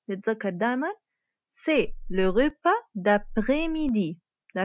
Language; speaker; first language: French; non-native, fluent; Arabic